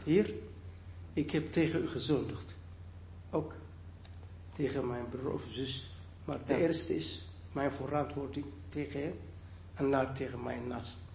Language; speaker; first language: Dutch; non-native, learner; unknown